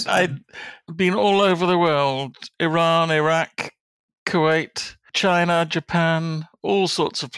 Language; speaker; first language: English; native; English